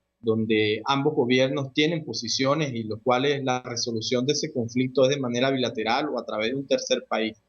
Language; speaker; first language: Spanish; native; Spanish